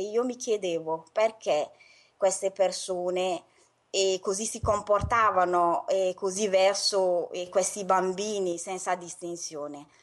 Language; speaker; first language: Italian; non-native, fluent; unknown